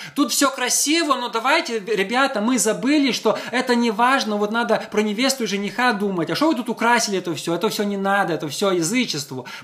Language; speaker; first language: Russian; non-native, local second language; Ukrainian